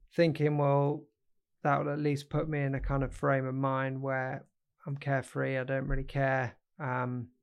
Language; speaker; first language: English; native; English